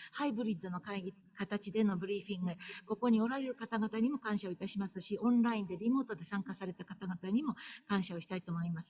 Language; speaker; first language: Japanese; native; Japanese